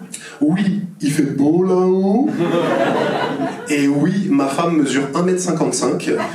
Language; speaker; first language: French; native; French